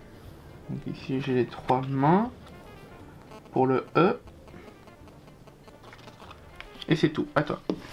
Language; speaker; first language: French; native; French